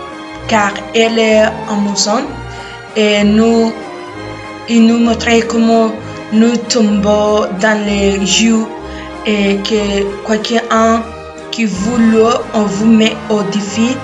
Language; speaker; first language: French; non-native, learner; Spanish